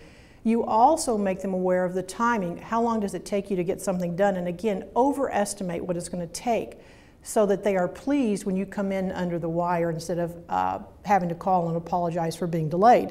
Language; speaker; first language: English; native; English